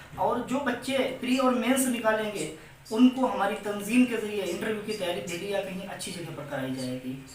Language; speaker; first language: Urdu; native; Urdu